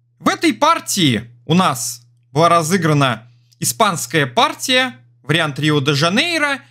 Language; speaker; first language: Russian; native; Russian